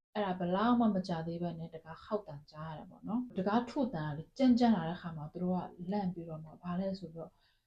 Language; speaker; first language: Burmese; non-native, local second language; Tedim Chin